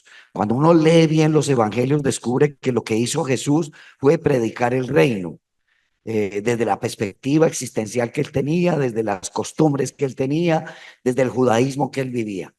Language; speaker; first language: Spanish; native; Spanish